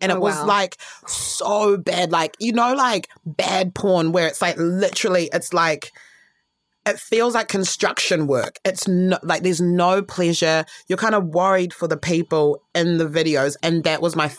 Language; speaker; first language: English; early bilingual, other home language; Shona